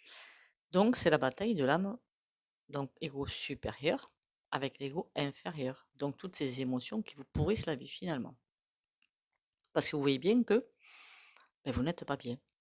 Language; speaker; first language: French; native; French